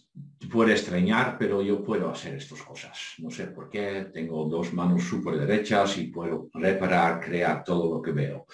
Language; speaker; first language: Spanish; non-native, fluent; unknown